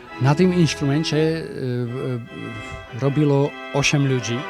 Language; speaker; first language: Polish; non-native, learner; Slovak